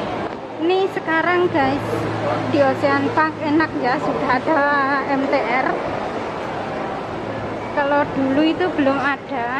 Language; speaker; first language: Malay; non-native, local second language; Javanese